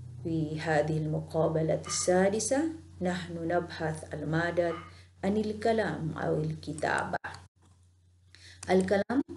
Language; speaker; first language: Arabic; non-native, fluent; Indonesian